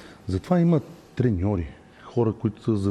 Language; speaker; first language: Bulgarian; native; Bulgarian